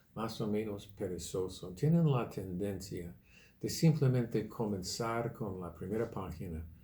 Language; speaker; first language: Spanish; non-native, fluent; English